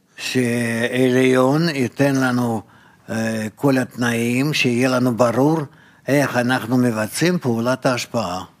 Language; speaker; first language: Hebrew; non-native, fluent; Russian